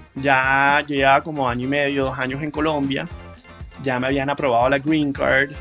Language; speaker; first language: Spanish; native; Spanish